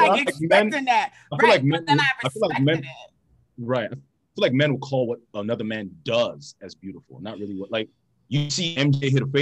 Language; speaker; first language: English; non-native, local second language; Yoruba